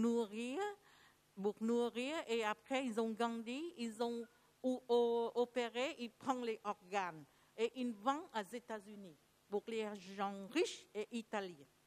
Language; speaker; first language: French; non-native, learner; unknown